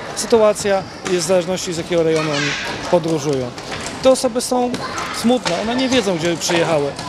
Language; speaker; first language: Polish; native; Polish